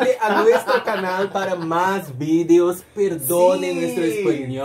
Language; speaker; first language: Spanish; non-native, learner; Portuguese